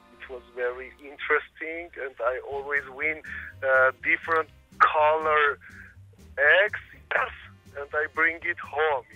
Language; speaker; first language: English; non-native, learner; Armenian